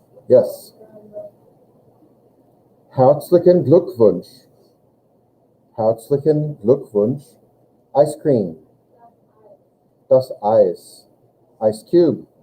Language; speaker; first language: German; non-native, fluent; English